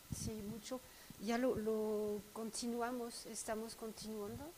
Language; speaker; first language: Spanish; non-native, fluent; French